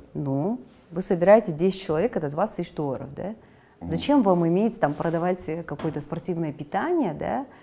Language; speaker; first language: Russian; native; Russian